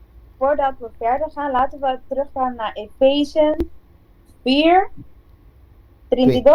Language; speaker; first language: Dutch; non-native, local second language; Papiamento